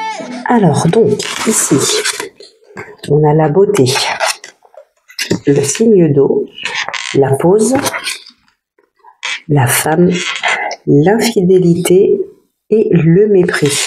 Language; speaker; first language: French; native; French